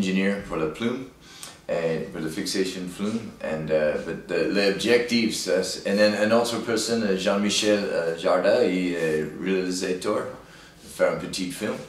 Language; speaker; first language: French; non-native, learner; English